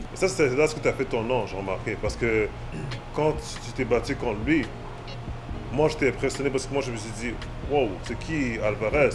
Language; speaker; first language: French; native; French